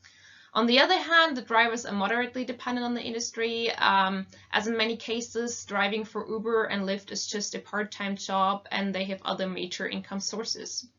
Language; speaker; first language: English; non-native, fluent; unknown